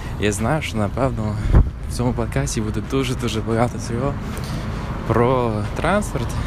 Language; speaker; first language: Ukrainian; non-native, fluent; English